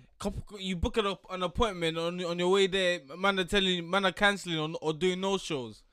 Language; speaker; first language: English; early bilingual, other home language; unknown